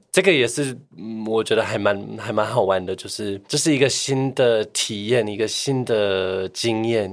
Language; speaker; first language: Chinese; non-native, fluent; English